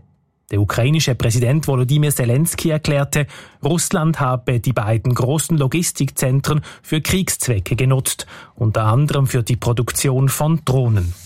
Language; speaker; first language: German; native; German